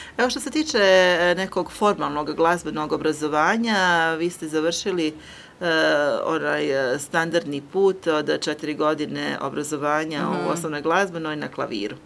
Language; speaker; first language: Croatian; native; Croatian